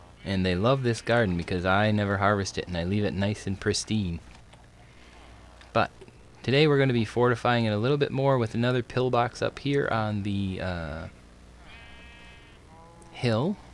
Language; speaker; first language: English; native; English